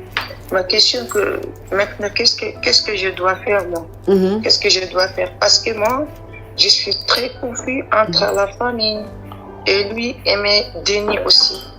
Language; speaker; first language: French; non-native, learner; Arabic